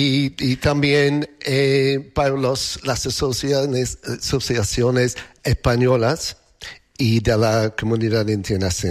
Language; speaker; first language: Spanish; non-native, learner; English